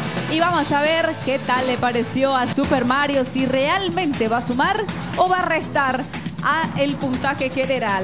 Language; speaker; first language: Spanish; native; Spanish